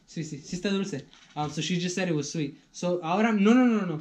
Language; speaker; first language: English; early bilingual, other home language; Spanish